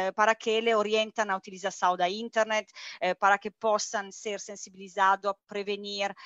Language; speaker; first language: Portuguese; non-native, fluent; Italian